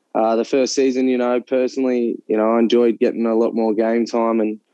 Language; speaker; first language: English; native; English